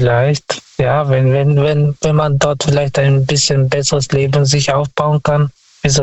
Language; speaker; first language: German; non-native, fluent; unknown